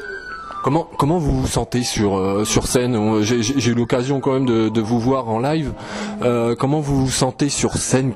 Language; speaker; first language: French; native; French